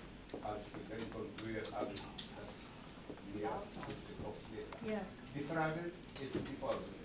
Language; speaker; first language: German; non-native, fluent; Greek